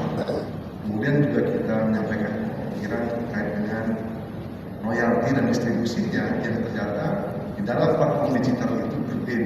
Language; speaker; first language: Indonesian; native; Indonesian